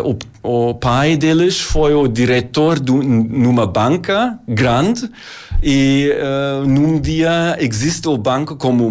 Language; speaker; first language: Portuguese; non-native, learner; German